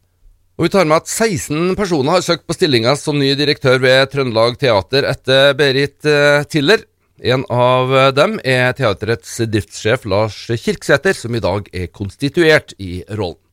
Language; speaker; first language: Norwegian; native; Norwegian